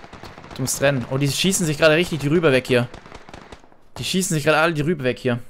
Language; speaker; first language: German; native; German